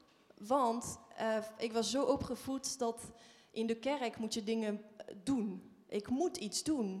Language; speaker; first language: Dutch; non-native, fluent; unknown